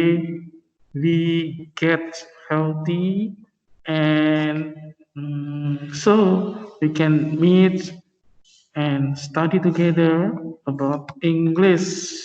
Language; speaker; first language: English; non-native, fluent; Indonesian